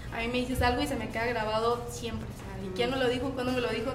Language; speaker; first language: Spanish; native; Spanish